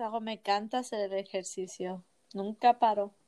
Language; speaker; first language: Spanish; early bilingual, heritage; Spanish